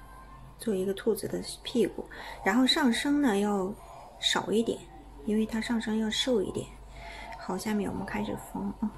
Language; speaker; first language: Chinese; native; Chinese